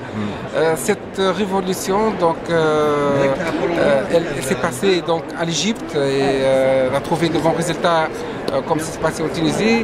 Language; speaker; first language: French; non-native, local second language; Arabic